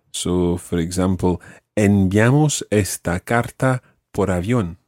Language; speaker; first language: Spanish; non-native, fluent; English